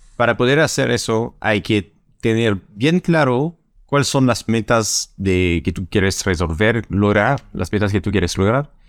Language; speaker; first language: Spanish; non-native, fluent; French